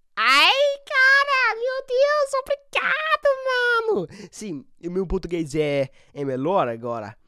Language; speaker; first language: Portuguese; non-native, learner; English